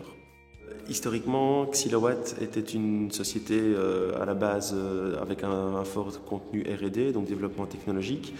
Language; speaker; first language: French; native; French